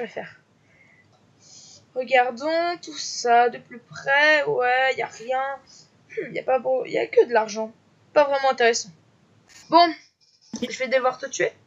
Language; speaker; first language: French; native; French